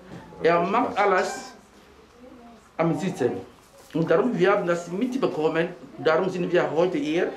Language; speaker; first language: German; non-native, fluent; Portuguese